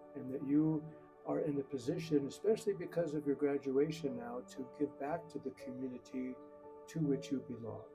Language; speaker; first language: English; native; English